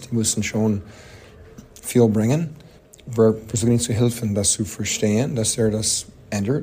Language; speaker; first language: German; non-native, learner; English